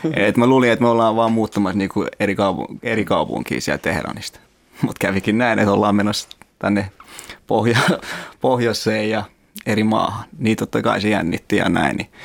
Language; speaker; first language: Finnish; early bilingual, other home language; Persian